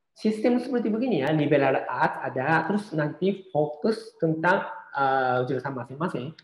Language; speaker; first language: Indonesian; non-native, fluent; Japanese